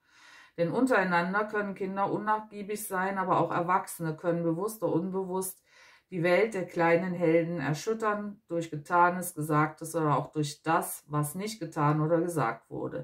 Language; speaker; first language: German; native; German